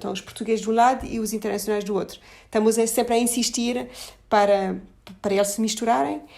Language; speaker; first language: Portuguese; non-native, fluent; French